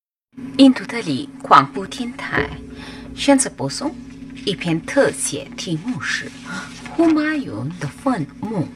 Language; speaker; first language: Chinese; non-native, local second language; Urdu